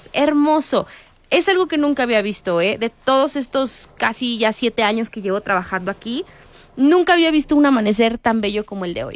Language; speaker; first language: Spanish; native; Spanish